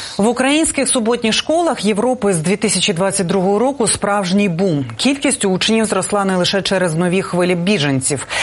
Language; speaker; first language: Ukrainian; native; Ukrainian